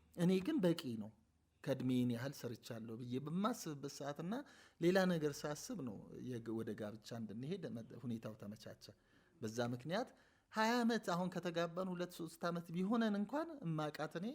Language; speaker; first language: Amharic; native; Amharic